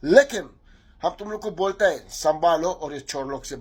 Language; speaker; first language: Hindi; non-native, learner; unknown